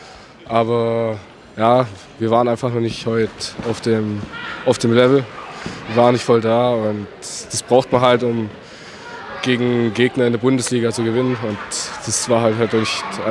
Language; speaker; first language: German; native; German